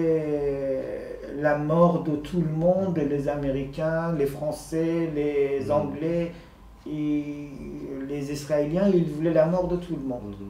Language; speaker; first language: French; non-native, fluent; Persian